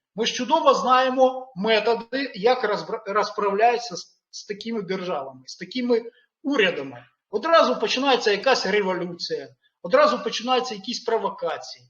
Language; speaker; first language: Ukrainian; native; Ukrainian